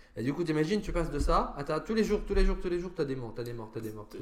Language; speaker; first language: French; non-native, fluent; Arabic